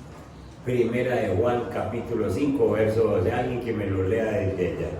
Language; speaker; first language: Spanish; native; Spanish